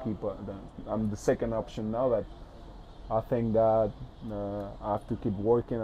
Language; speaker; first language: English; early bilingual, other home language; Spanish